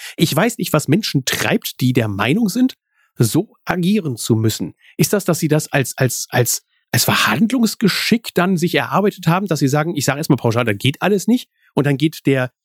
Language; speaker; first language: German; native; German